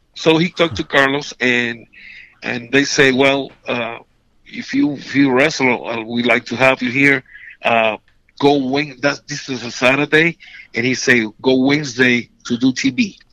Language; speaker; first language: English; non-native, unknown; Spanish